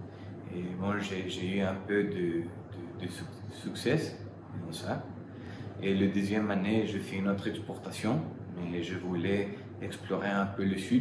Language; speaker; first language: French; non-native, fluent; Spanish